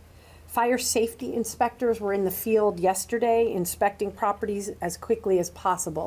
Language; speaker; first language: English; native; English